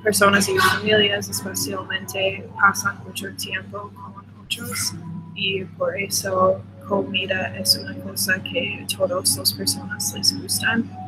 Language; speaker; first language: Spanish; non-native, learner; English